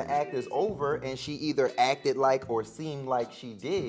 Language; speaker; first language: English; native; English